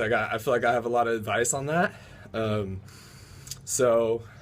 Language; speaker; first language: English; native; English